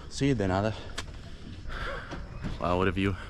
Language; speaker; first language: Spanish; non-native, learner; English